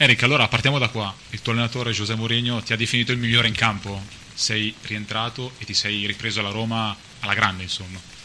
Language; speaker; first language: Italian; native; Italian